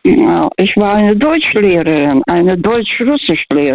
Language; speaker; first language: German; non-native, fluent; Russian